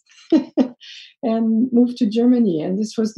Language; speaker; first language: English; non-native, fluent; French